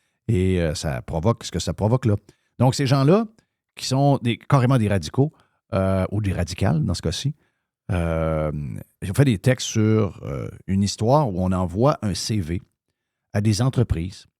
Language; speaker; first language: French; native; French